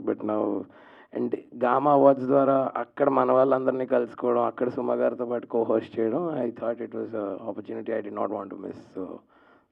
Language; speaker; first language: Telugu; native; Telugu